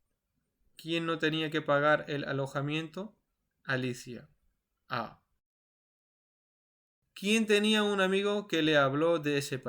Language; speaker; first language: Spanish; non-native, fluent; Urdu